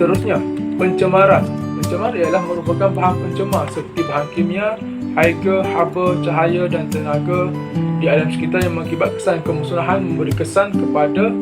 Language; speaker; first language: Malay; native; Malay